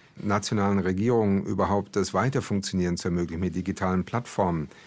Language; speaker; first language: German; early bilingual, other home language; Portuguese